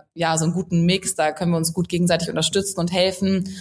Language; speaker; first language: German; native; German